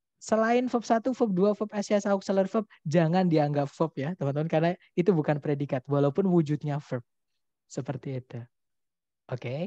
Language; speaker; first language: Indonesian; non-native, local second language; Javanese